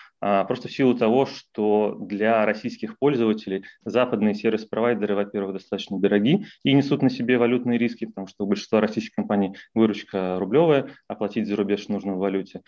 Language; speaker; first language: Russian; native; Russian